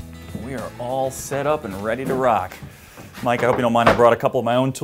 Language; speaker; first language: English; native; English